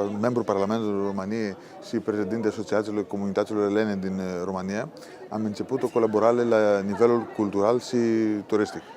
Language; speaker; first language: Romanian; non-native, fluent; Greek